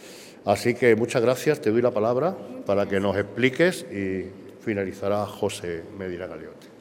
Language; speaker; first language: Spanish; native; Spanish